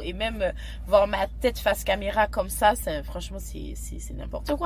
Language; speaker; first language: French; native; French